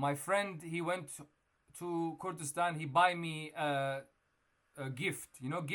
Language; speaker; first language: English; non-native, fluent; Kurdish